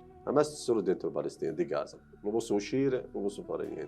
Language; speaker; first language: Italian; non-native, learner; Arabic